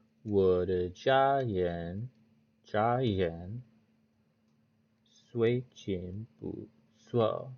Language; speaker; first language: Chinese; non-native, learner; English